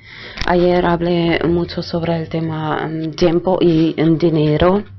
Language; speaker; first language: Spanish; non-native, fluent; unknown